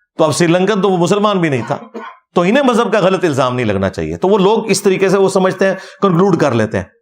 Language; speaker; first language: Urdu; non-native, local second language; Punjabi